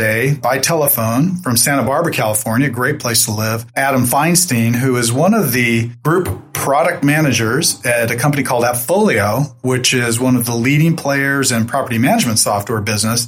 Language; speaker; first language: English; native; English